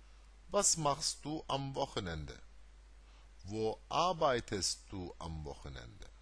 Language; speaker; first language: German; non-native, fluent; Turkish